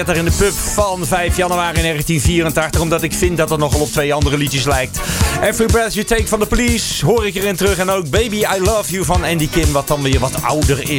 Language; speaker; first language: Dutch; native; Dutch